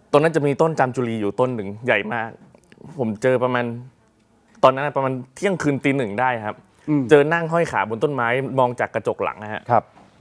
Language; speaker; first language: Thai; native; Thai